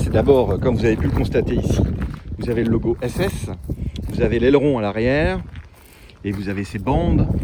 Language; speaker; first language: French; native; French